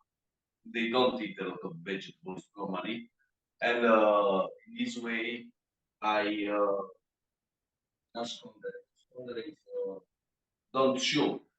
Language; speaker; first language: English; non-native, learner; Italian